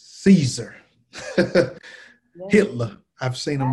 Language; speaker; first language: English; native; English